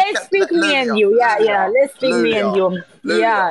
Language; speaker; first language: English; non-native, learner; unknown